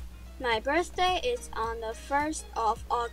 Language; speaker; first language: English; non-native, learner; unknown